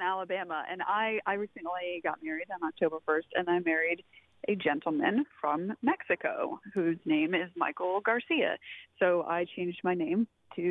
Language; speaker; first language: English; native; English